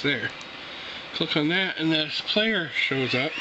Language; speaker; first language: English; native; English